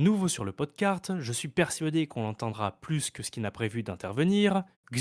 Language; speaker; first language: French; native; French